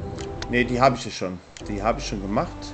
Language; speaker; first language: German; native; German